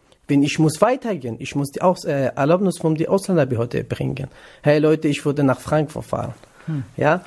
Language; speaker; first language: German; non-native, learner; Kurdish